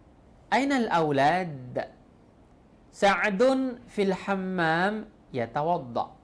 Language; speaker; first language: Arabic; non-native, fluent; Indonesian